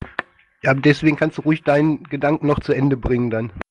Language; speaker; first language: German; native; German